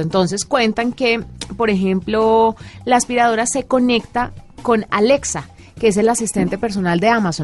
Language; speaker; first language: Spanish; native; Spanish